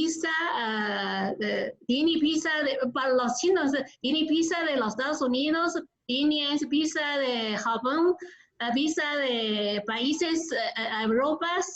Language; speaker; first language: Spanish; non-native, learner; Chinese